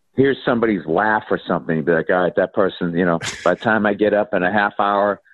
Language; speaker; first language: English; native; English